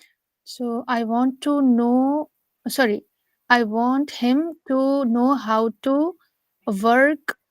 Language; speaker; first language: English; non-native, learner; Urdu